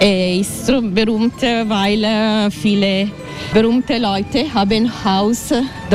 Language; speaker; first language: German; non-native, learner; Italian